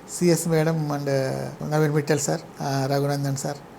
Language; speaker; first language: Telugu; native; Telugu